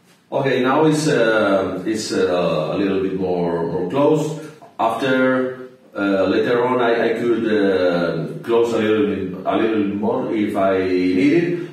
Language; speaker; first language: English; non-native, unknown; Spanish